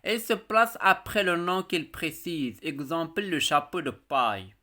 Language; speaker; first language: French; non-native, local second language; Arabic